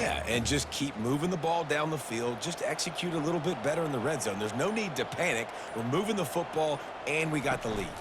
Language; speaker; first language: English; native; English